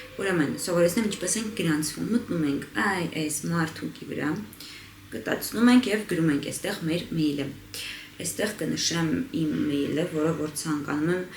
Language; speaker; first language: Armenian; native; Armenian